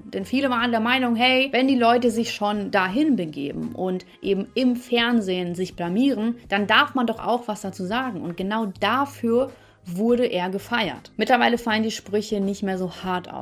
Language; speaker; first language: German; native; German